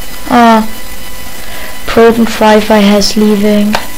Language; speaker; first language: English; non-native, learner; German